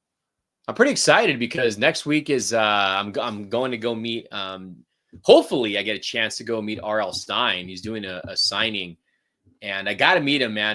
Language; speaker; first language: English; native; English